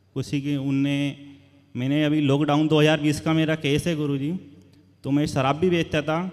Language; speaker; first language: Hindi; native; Hindi